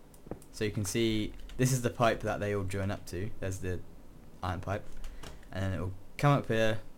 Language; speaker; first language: English; native; English